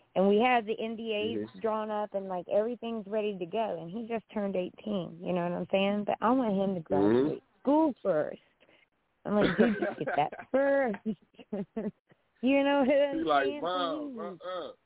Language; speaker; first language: English; native; English